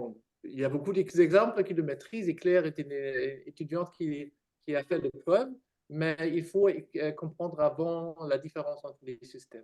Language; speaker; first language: French; non-native, fluent; German